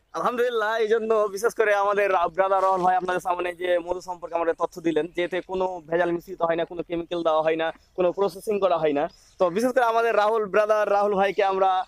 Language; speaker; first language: Bangla; native; Bangla